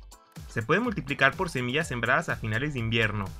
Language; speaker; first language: Spanish; native; Spanish